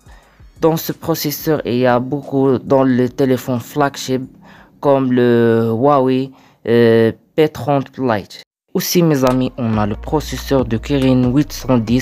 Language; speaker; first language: French; non-native, learner; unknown